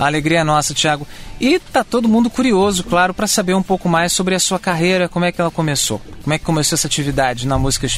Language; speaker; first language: Portuguese; native; Portuguese